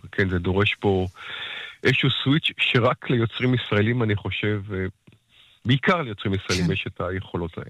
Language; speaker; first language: Hebrew; native; Hebrew